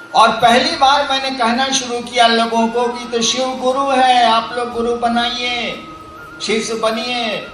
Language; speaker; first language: Hindi; native; Hindi